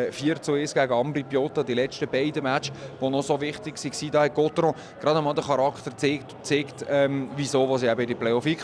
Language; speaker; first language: German; native; German